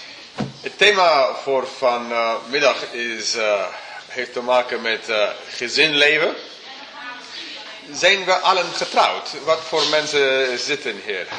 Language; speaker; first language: Dutch; non-native, fluent; English